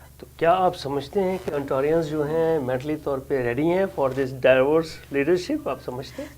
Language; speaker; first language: Urdu; native; Urdu